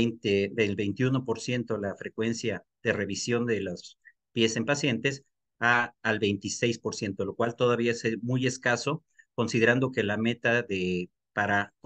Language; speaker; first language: Spanish; native; Spanish